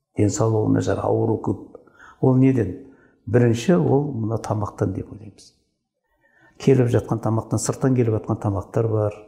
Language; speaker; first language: Kazakh; native; Kazakh